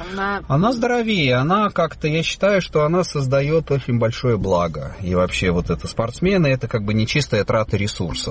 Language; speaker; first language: Russian; native; Russian